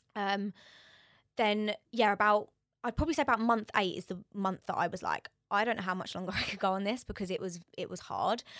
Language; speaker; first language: English; native; English